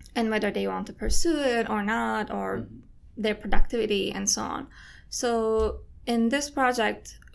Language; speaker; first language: English; non-native, fluent; Turkish